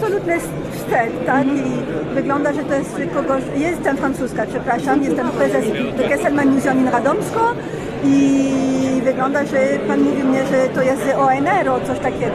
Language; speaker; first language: Polish; non-native, learner; French